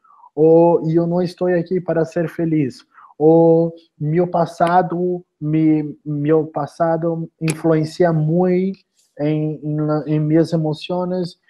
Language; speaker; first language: Spanish; non-native, learner; Portuguese